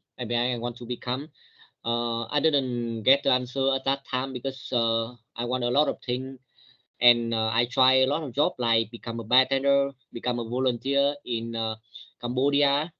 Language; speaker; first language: English; non-native, learner; Vietnamese